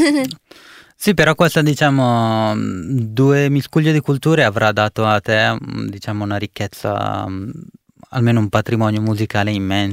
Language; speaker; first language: Italian; early bilingual, other home language; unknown